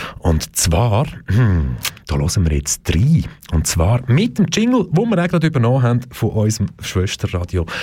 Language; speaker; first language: German; early bilingual, other home language; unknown